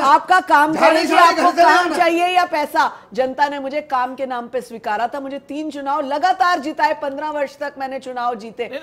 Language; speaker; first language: Hindi; native; Hindi